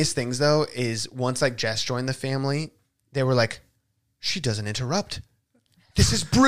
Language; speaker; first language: English; early bilingual, other home language; Spanish